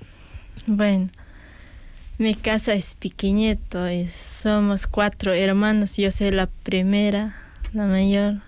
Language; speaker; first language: Spanish; non-native, local second language; Quechua